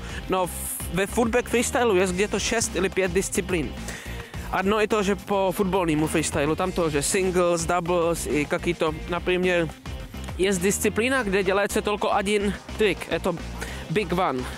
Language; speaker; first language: Russian; non-native, learner; Czech